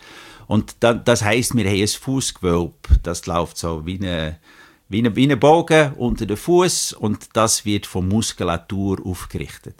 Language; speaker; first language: German; native; German